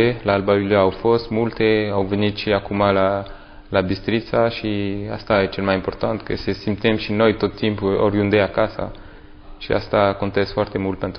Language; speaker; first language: Romanian; non-native, learner; French